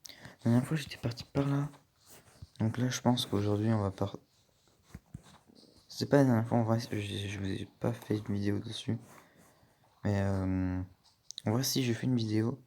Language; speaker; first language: French; native; French